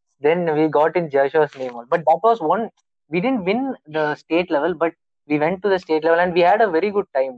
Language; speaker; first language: English; non-native, local second language; Tamil